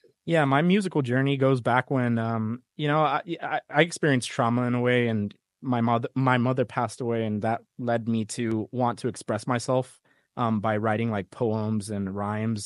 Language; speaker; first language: English; early bilingual, other home language; Spanish